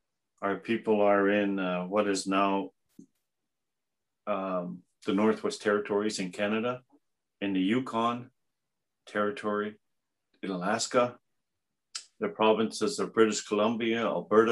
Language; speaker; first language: English; native; English